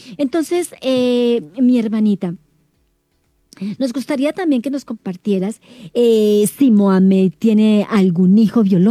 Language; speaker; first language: Spanish; native; Spanish